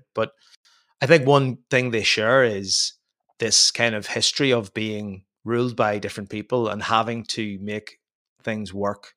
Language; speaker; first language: English; native; English